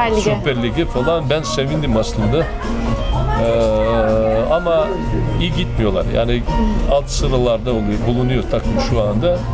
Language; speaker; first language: Turkish; non-native, fluent; Serbian